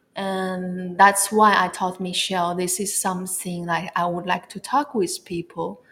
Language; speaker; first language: English; non-native, fluent; Chinese